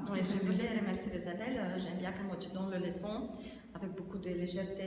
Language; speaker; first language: French; non-native, learner; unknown